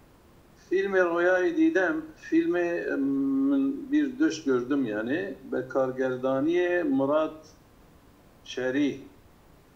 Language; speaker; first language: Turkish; non-native, local second language; Kurdish